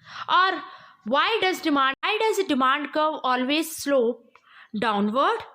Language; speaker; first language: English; non-native, local second language; Hindi